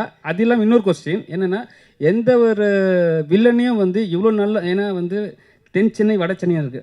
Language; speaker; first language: Tamil; native; Tamil